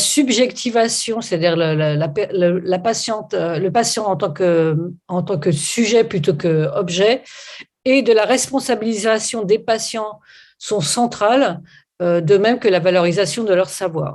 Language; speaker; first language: French; native; French